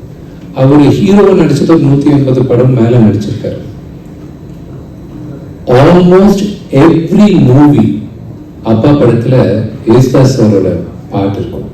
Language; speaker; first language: Tamil; non-native, local second language; Telugu